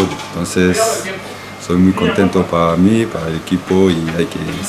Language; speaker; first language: Spanish; non-native, learner; French